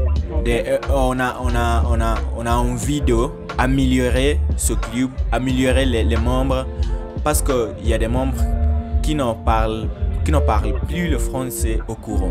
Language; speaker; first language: French; non-native, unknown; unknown